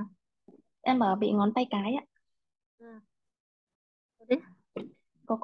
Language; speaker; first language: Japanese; non-native, learner; Vietnamese